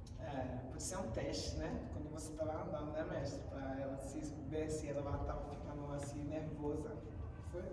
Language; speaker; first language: Portuguese; non-native, learner; Swedish